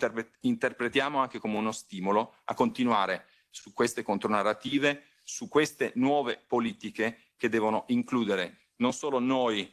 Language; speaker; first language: Italian; native; Italian